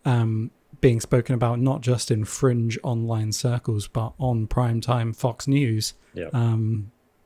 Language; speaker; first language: English; native; English